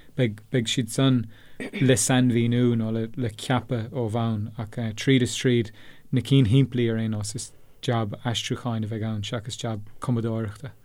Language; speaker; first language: Irish; non-native, local second language; English